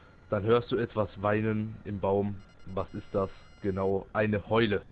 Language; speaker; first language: German; native; German